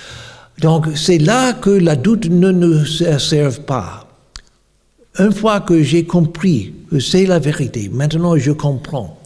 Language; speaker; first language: French; non-native, fluent; English